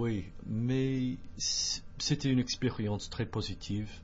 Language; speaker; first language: French; non-native, fluent; English